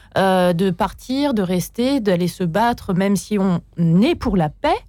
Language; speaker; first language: French; native; French